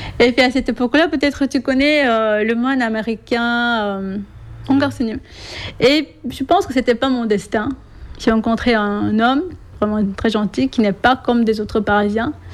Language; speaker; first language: French; non-native, fluent; Korean